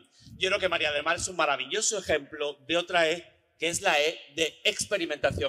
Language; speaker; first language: Spanish; native; Spanish